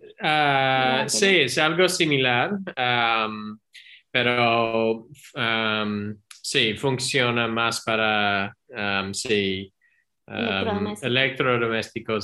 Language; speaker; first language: Spanish; non-native, learner; English